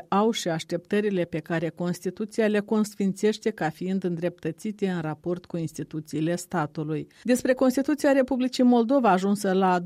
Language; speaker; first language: Romanian; native; Romanian